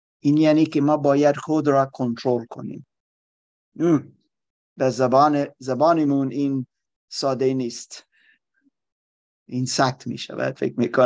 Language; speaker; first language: Persian; non-native, learner; German